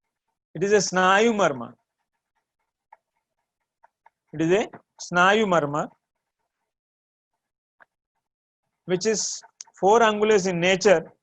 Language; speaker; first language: English; non-native, local second language; Tamil